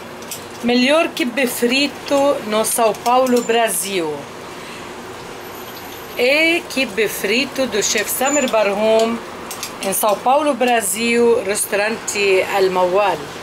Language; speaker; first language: Portuguese; non-native, fluent; Arabic